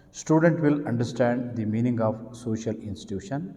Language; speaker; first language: English; non-native, local second language; Kannada